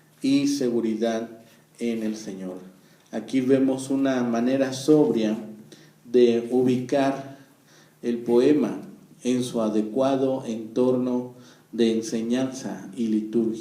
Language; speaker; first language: Spanish; native; Spanish